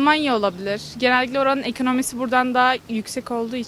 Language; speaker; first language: Turkish; native; Turkish